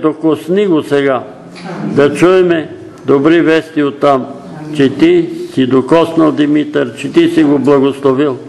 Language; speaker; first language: Bulgarian; native; Bulgarian